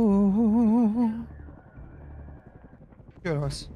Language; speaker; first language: Spanish; non-native, learner; Turkish